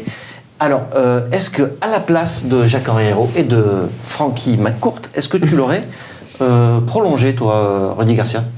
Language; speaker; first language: French; native; French